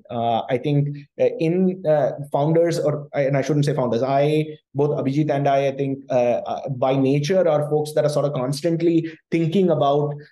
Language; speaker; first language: English; non-native, local second language; Tamil